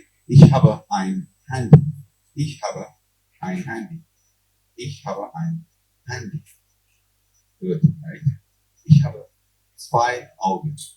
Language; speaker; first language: German; non-native, learner; English